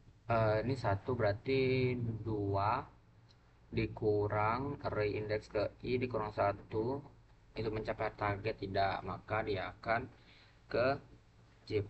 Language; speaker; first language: Indonesian; native; Indonesian